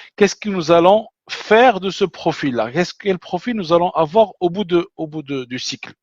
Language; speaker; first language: French; non-native, local second language; Arabic